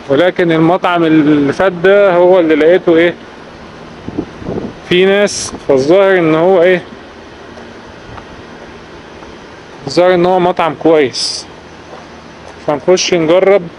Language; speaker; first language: Arabic; native; Arabic